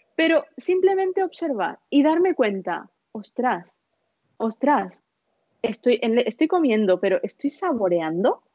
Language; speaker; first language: Spanish; early bilingual, other home language; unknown